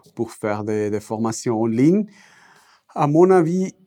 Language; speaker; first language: French; non-native, fluent; German